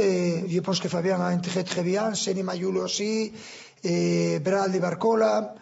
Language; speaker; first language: French; non-native, fluent; Spanish